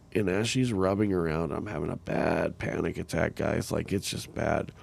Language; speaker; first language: English; native; English